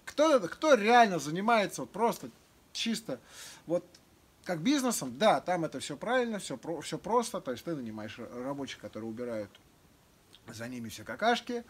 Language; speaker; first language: Russian; native; Russian